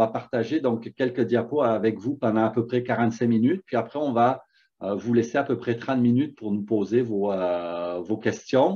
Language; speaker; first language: French; native; French